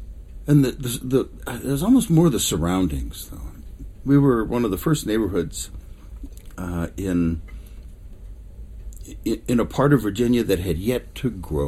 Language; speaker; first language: English; native; English